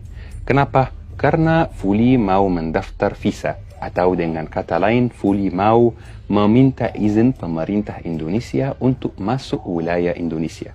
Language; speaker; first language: Indonesian; non-native, fluent; Arabic